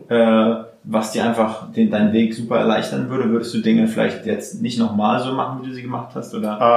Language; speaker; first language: German; native; German